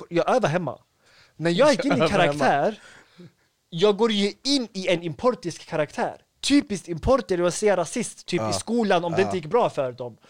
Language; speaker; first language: Swedish; early bilingual, other home language; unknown